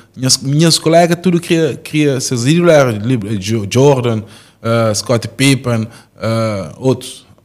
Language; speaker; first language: Portuguese; non-native, local second language; Kabuverdianu